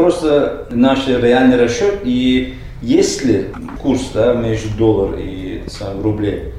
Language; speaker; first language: Russian; non-native, learner; Turkish